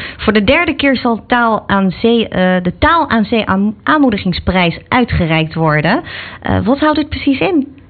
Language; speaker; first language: Dutch; native; Dutch